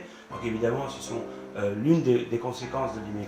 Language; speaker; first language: French; native; French